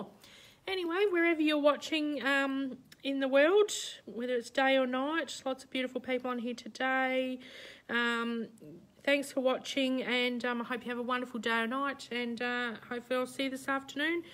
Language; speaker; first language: English; native; English